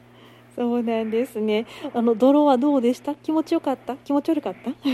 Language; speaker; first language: Japanese; native; Japanese